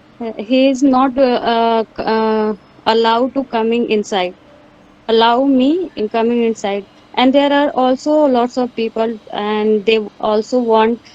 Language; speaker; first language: English; non-native, learner; Hindi